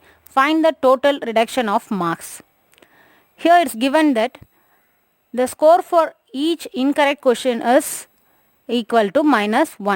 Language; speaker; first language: English; non-native, local second language; Tamil